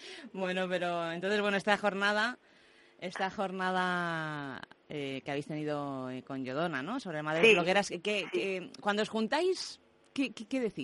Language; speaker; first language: Spanish; native; Spanish